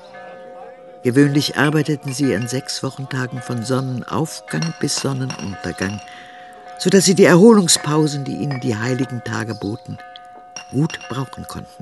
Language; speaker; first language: German; native; German